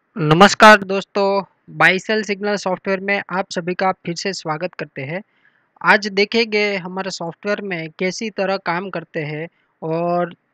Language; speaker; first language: Hindi; non-native, local second language; Gujarati